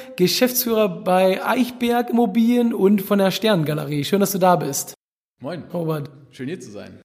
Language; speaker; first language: German; native; German